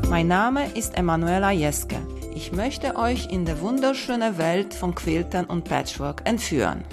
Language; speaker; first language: German; non-native, fluent; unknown